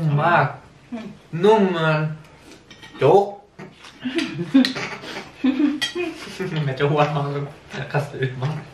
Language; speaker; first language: Thai; early bilingual, heritage; Thai